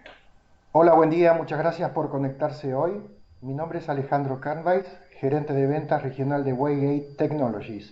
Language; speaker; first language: Spanish; native; Spanish